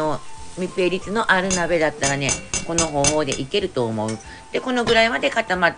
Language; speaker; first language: Japanese; native; Japanese